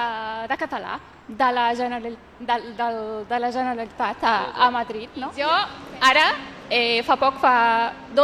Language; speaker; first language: Catalan; non-native, fluent; Turkish